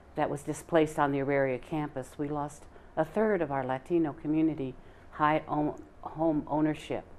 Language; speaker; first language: English; native; English